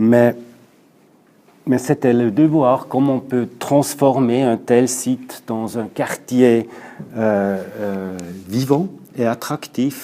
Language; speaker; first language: French; non-native, local second language; German